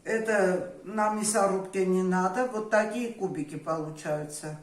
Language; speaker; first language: Russian; non-native, fluent; Armenian